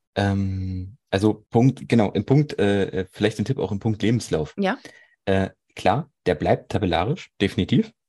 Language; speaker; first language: German; native; German